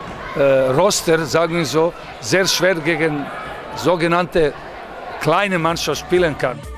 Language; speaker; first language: German; non-native, fluent; Serbian